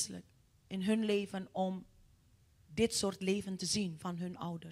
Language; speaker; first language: Dutch; non-native, fluent; Indonesian